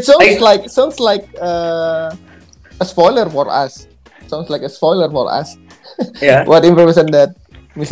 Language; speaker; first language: English; non-native, learner; Indonesian